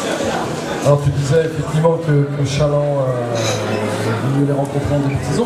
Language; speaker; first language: French; native; French